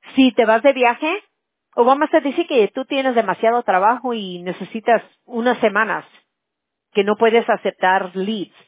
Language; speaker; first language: Spanish; early bilingual, heritage; Spanish